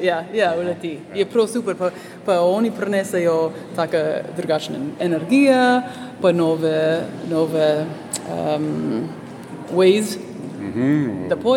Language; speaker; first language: Slovenian; early bilingual, heritage; Slovenian